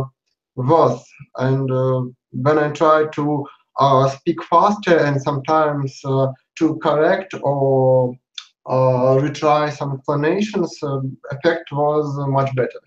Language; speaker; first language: English; non-native, learner; Russian